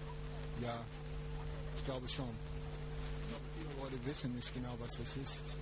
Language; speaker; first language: German; non-native, fluent; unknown